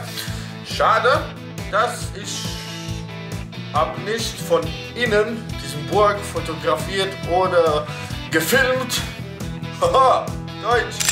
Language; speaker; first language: German; non-native, learner; Russian